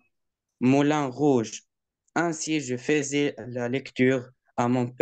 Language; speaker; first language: French; non-native, learner; Arabic